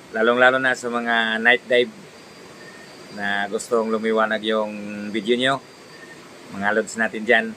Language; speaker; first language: Filipino; non-native, local second language; Cebuano